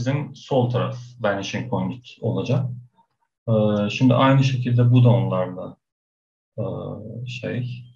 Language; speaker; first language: Turkish; non-native, fluent; Persian